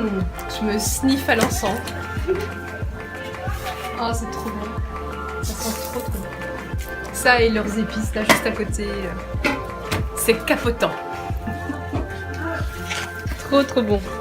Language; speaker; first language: French; native; French